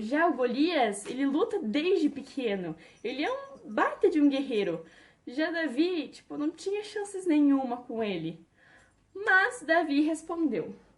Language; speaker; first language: Portuguese; native; Portuguese